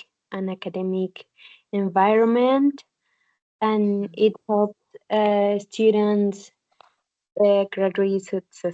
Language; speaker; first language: English; non-native, learner; Spanish